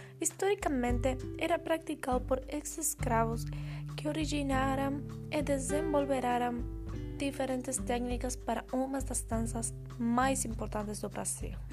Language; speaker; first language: Portuguese; non-native, learner; Spanish